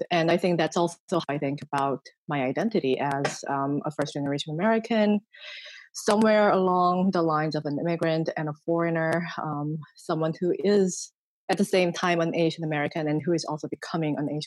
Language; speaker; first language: English; non-native, fluent; Korean